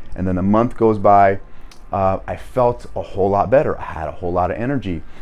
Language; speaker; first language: English; native; English